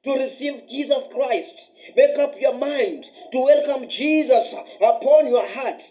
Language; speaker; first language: English; non-native, local second language; Swahili